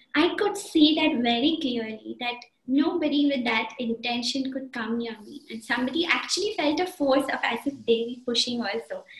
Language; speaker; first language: English; non-native, local second language; Marathi